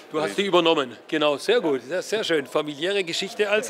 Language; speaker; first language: German; native; German